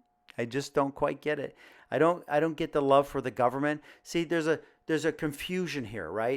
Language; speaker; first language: English; native; English